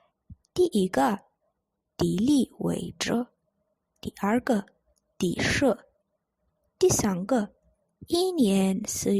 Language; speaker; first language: Chinese; non-native, fluent; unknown